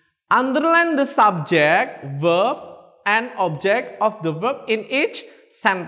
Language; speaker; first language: English; non-native, fluent; Indonesian